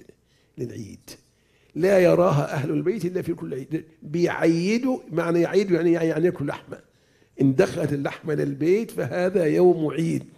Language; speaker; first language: Arabic; native; Arabic